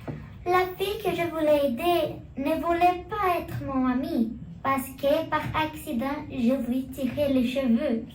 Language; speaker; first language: French; non-native, learner; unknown